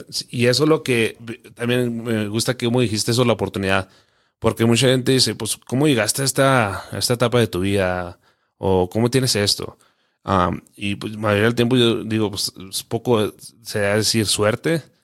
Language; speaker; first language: Spanish; early bilingual, heritage; Spanish